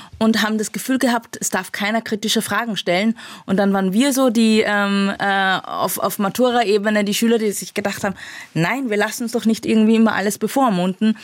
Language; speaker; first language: German; native; German